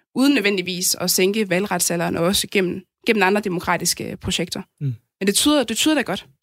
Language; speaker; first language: Danish; native; Danish